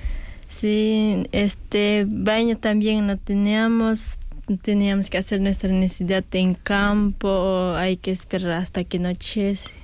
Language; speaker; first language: Spanish; non-native, local second language; Quechua